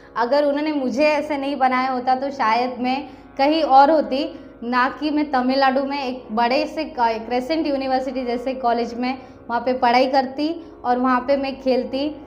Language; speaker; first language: Hindi; non-native, local second language; Nepali